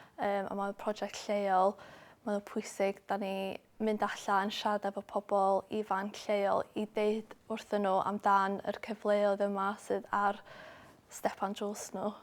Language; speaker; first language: Welsh; non-native, local second language; English